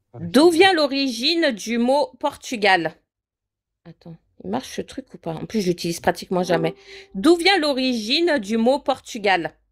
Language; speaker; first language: French; early bilingual, other home language; Portuguese